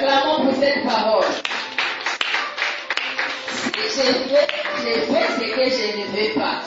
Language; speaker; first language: French; non-native, local second language; Lingala